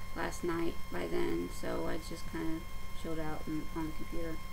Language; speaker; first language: English; native; English